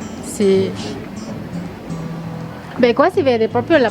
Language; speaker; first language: Italian; non-native, learner; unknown